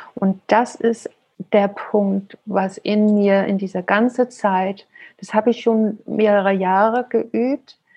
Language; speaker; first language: German; non-native, fluent; Danish